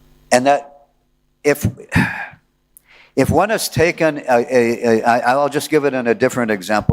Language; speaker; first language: English; native; English